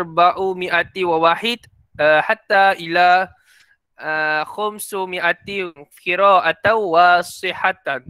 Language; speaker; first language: Arabic; non-native, fluent; Malay